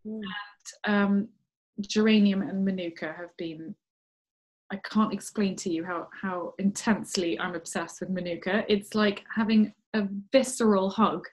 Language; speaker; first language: English; native; English